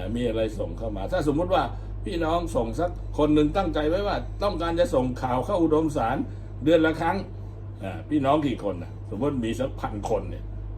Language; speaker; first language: Thai; native; Thai